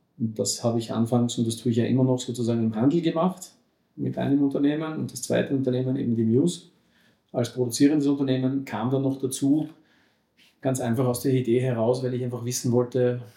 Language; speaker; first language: German; native; German